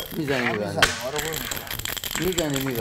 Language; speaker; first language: Persian; native; Persian